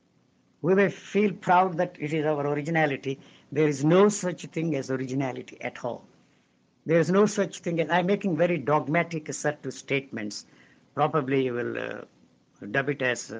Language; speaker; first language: English; non-native, local second language; Telugu